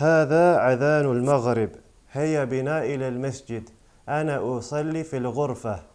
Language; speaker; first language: Arabic; non-native, fluent; English